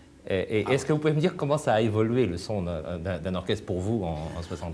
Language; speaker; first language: French; native; French